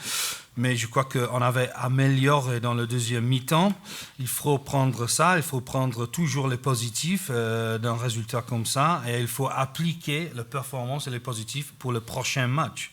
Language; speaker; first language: French; non-native, fluent; English